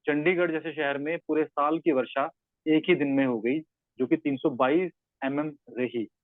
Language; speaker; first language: Hindi; non-native, local second language; Punjabi